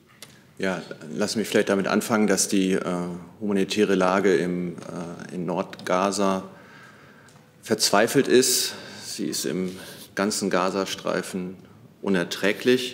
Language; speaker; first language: German; native; German